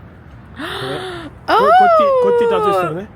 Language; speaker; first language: Japanese; non-native, learner; Sinhala